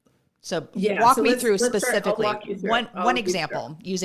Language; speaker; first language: English; native; English